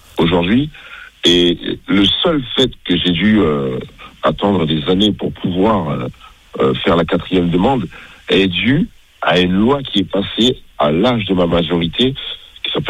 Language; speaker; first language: French; native; French